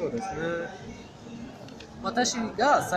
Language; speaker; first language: Japanese; non-native, fluent; Persian